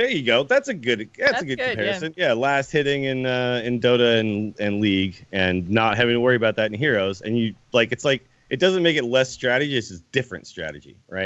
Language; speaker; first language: English; native; English